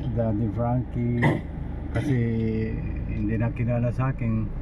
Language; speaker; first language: Filipino; non-native, learner; Japanese